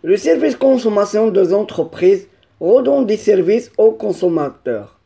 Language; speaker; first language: French; non-native, local second language; Arabic